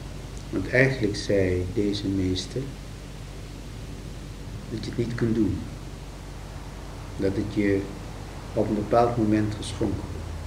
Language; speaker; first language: Dutch; native; Dutch